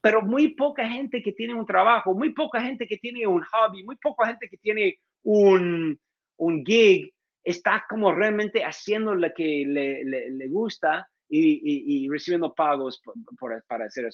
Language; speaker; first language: Spanish; non-native, fluent; English